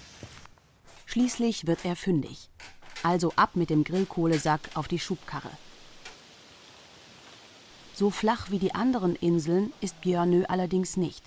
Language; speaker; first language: German; native; German